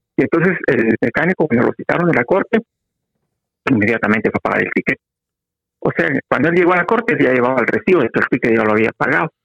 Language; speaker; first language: Spanish; native; Spanish